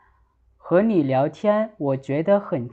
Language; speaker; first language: Chinese; non-native, fluent; Lao